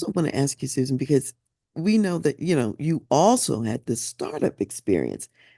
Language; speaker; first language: English; native; English